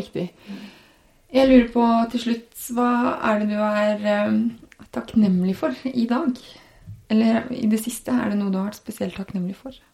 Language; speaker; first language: Norwegian; native; Norwegian